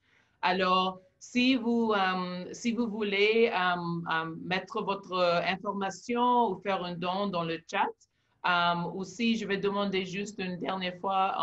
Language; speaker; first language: French; non-native, local second language; English